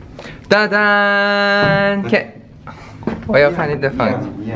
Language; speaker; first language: Chinese; non-native, learner; Thai